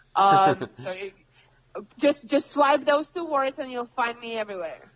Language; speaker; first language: English; non-native, fluent; Russian